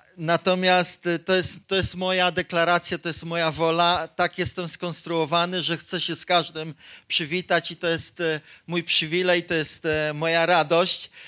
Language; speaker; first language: Polish; native; Polish